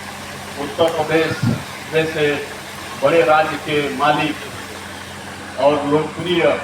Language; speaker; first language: Hindi; native; Hindi